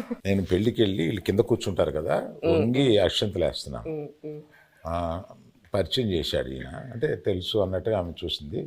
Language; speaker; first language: Telugu; native; Telugu